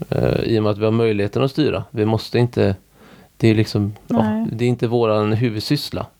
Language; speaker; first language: Swedish; native; Swedish